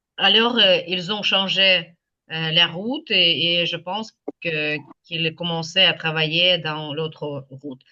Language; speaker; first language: French; non-native, fluent; Ukrainian